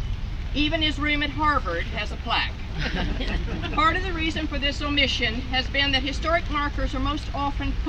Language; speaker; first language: English; native; English